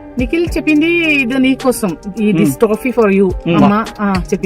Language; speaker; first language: Telugu; non-native, learner; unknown